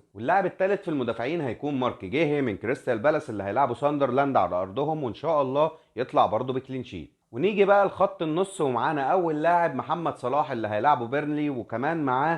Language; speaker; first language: Arabic; native; Arabic